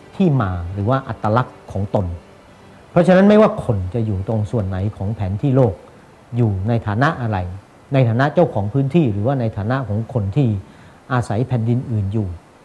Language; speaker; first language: Thai; native; Thai